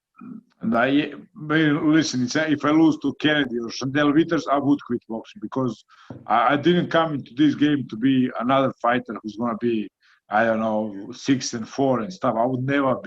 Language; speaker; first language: English; non-native, fluent; Croatian